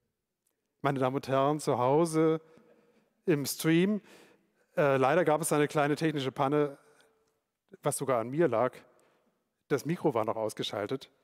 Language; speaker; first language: German; native; German